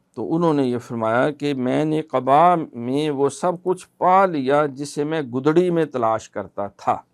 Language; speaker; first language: Urdu; non-native, local second language; Punjabi